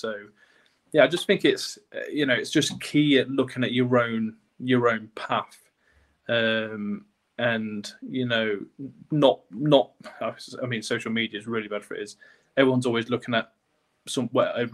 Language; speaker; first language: English; native; English